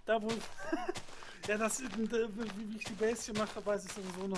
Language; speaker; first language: German; native; German